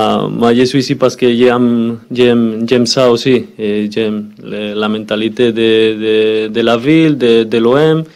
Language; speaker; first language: French; non-native, learner; Spanish